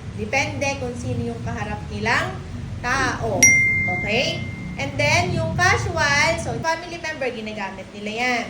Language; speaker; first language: Filipino; native; Filipino